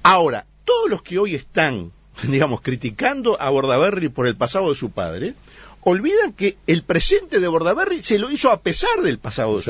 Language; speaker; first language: Spanish; native; Spanish